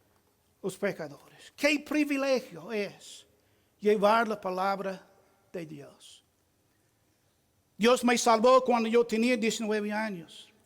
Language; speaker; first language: Spanish; non-native, fluent; English